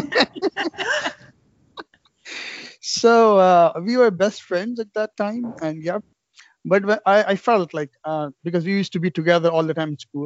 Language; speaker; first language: English; non-native, local second language; Urdu